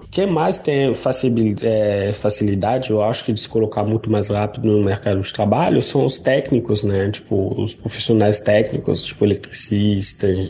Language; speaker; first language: Portuguese; non-native, learner; Arabic